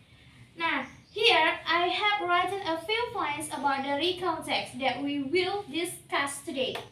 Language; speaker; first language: English; non-native, learner; Indonesian